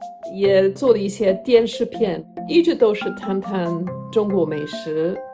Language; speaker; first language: Chinese; non-native, fluent; English